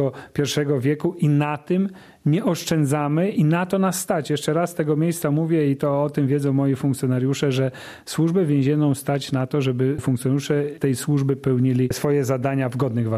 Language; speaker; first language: Polish; native; Polish